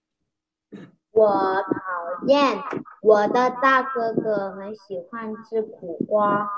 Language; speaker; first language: Chinese; non-native, learner; Vietnamese